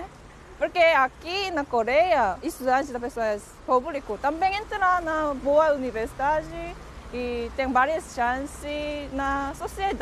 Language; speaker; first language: Portuguese; non-native, learner; Korean